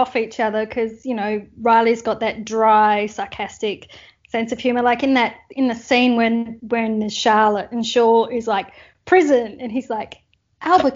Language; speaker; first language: English; native; English